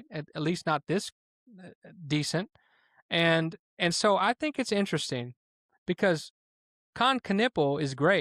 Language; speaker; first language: English; native; English